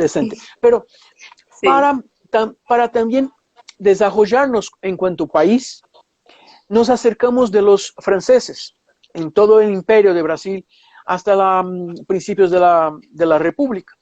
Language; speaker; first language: Spanish; non-native, fluent; Portuguese